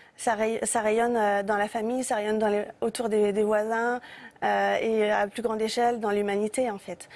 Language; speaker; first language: French; native; French